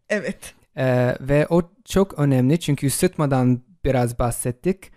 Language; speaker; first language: Turkish; non-native, fluent; English